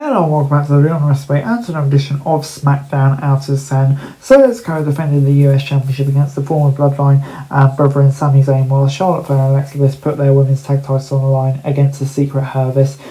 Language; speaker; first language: English; native; English